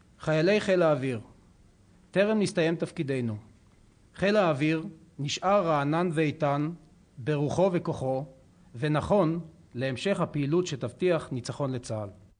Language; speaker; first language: Hebrew; native; Hebrew